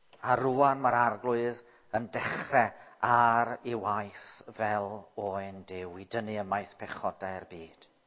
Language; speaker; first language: Welsh; native; Welsh